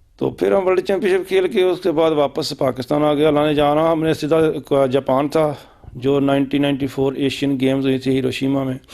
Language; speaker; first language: Urdu; non-native, local second language; Punjabi